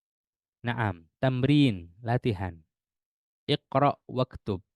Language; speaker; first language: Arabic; non-native, fluent; Indonesian